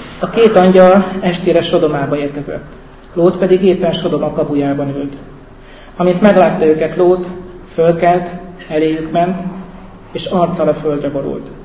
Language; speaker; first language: Hungarian; native; Hungarian